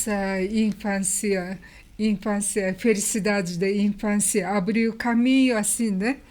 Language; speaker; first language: Portuguese; non-native, learner; Japanese